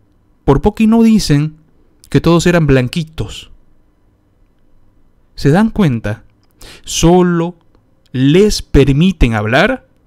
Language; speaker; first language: Spanish; native; Spanish